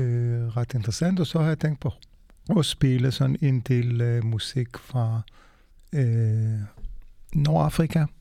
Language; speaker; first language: Danish; non-native, fluent; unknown